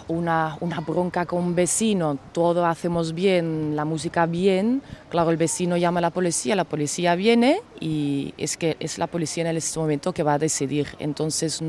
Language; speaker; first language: Spanish; non-native, fluent; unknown